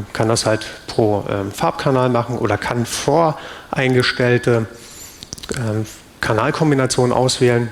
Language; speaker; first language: German; native; German